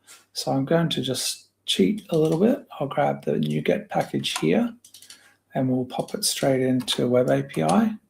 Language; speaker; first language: English; native; English